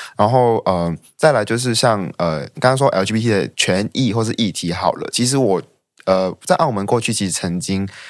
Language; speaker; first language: Chinese; non-native, local second language; Cantonese